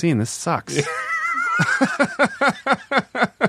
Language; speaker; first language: English; native; English